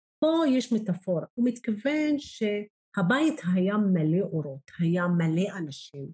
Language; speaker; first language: Hebrew; non-native, local second language; Arabic